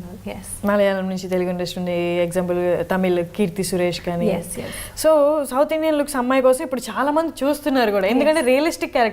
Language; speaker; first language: Telugu; native; Telugu